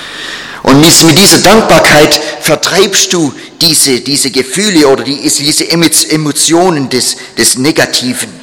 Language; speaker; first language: German; non-native, fluent; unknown